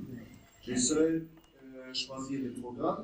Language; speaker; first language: French; non-native, learner; German